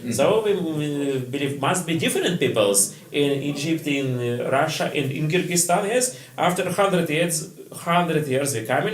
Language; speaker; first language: English; non-native, learner; Russian